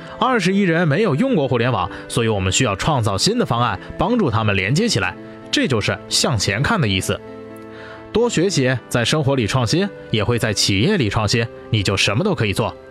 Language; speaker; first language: Chinese; non-native, learner; English